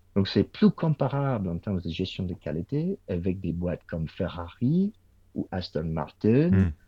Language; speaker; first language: French; non-native, fluent; English